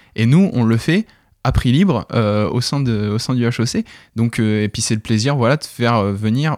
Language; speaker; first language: French; native; French